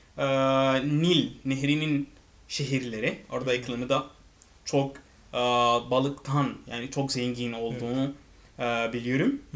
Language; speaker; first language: Turkish; non-native, fluent; Arabic